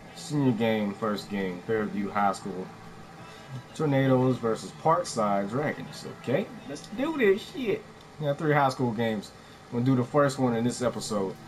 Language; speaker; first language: English; native; English